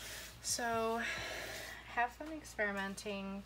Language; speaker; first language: English; native; English